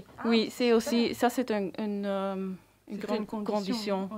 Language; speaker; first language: French; non-native, local second language; Dutch